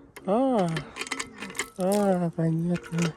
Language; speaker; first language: Russian; non-native, learner; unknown